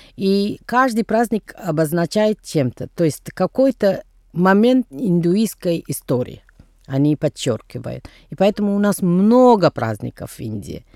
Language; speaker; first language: Russian; non-native, fluent; Tamil